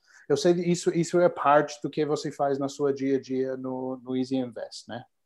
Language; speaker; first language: Portuguese; non-native, learner; English